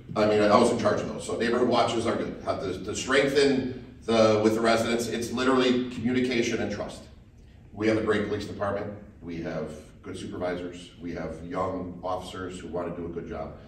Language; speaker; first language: English; native; English